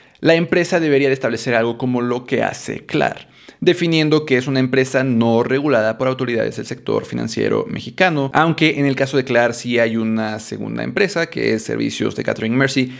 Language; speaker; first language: Spanish; native; Spanish